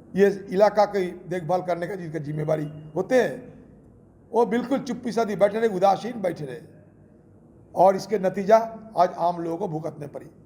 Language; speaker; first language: Hindi; non-native, local second language; Bangla